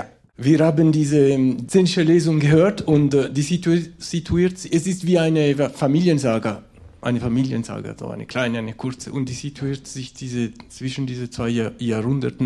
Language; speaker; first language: German; non-native, local second language; French